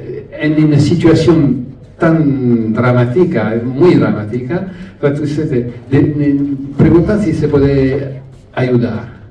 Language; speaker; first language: Spanish; non-native, learner; French